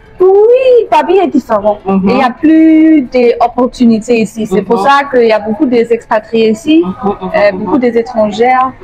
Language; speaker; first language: French; non-native, fluent; German